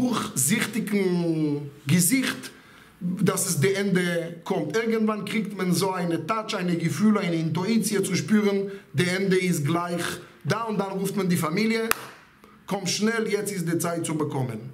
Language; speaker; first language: German; non-native, fluent; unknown